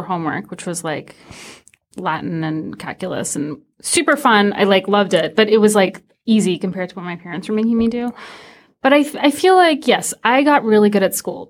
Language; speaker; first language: English; early bilingual, other home language; Persian